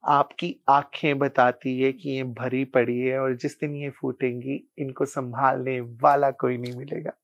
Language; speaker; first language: Hindi; non-native, local second language; Punjabi